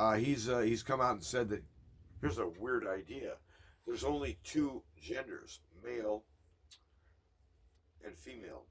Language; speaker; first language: English; native; English